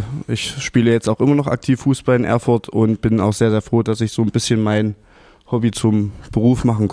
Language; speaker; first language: German; native; German